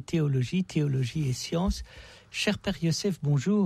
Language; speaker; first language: French; native; French